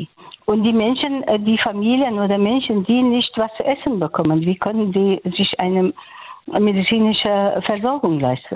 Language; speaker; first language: German; non-native, fluent; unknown